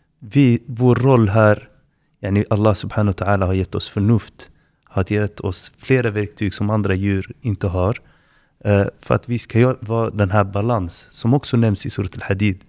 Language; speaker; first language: Swedish; non-native, fluent; Arabic